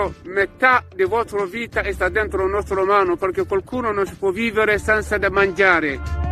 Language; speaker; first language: Italian; non-native, learner; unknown